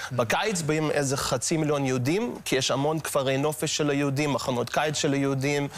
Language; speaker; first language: Hebrew; non-native, fluent; English